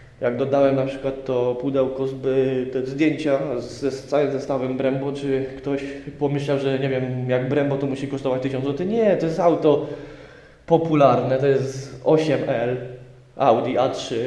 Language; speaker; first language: Polish; native; Polish